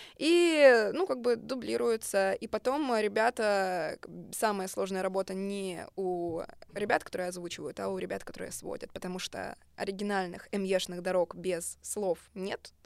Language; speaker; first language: Russian; native; Russian